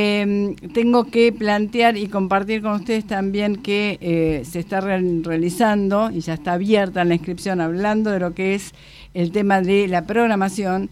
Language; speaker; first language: Spanish; native; Spanish